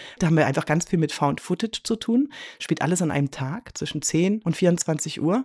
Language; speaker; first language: German; native; German